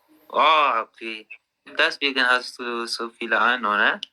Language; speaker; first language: German; non-native, learner; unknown